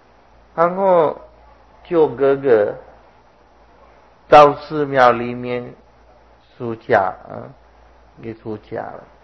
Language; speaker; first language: Chinese; non-native, fluent; Sinhala